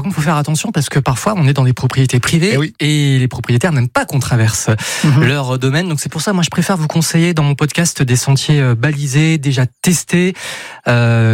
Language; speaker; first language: French; native; French